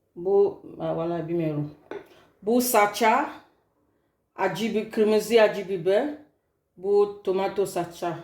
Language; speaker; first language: Turkish; non-native, learner; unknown